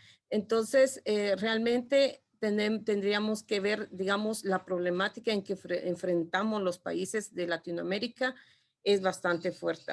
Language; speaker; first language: Spanish; non-native, local second language; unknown